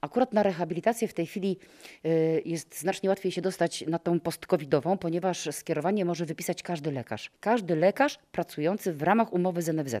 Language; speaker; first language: Polish; native; Polish